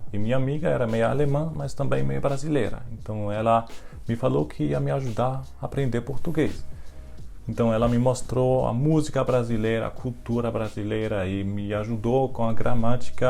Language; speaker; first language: Portuguese; non-native, fluent; German